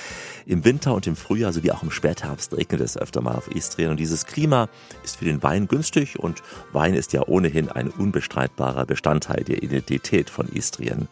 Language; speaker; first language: German; native; German